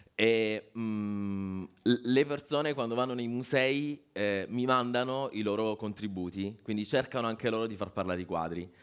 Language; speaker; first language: Italian; native; Italian